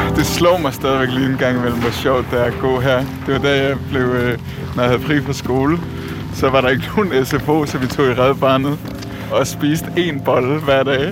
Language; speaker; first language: Danish; native; Danish